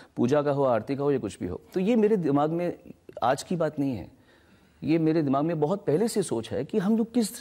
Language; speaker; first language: Hindi; native; Hindi